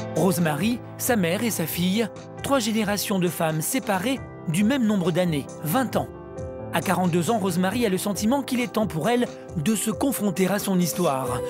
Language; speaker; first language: French; native; French